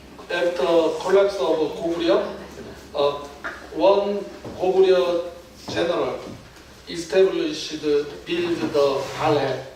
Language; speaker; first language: English; non-native, fluent; Korean